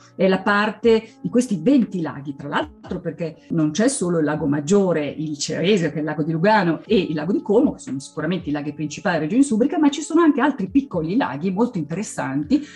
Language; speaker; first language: Italian; non-native, fluent; Swiss German